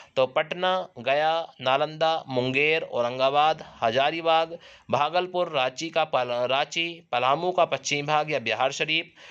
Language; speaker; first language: Hindi; native; Hindi